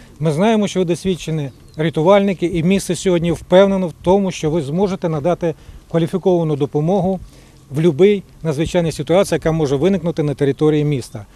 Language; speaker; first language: Ukrainian; non-native, local second language; Russian